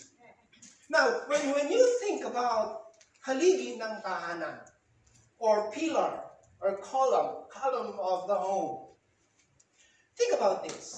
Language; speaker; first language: English; non-native, local second language; Filipino